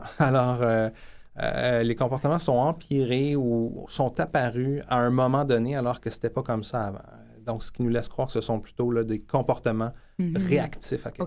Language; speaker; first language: French; native; French